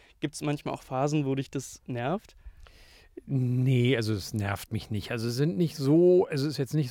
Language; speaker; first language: German; native; German